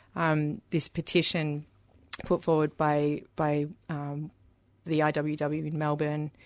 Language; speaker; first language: English; native; English